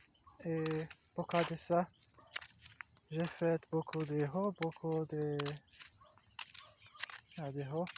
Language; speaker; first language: French; non-native, learner; Portuguese